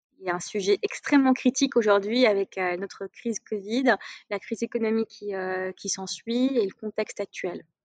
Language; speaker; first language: French; non-native, local second language; Arabic